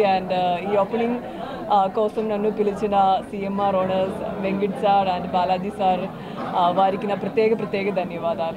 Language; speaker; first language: Telugu; non-native, learner; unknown